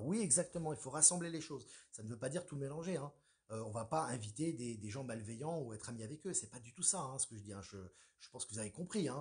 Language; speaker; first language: French; native; French